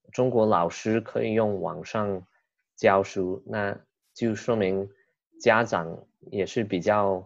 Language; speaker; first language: Chinese; non-native, fluent; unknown